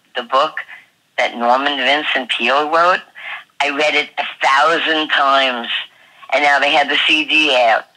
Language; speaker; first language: English; native; English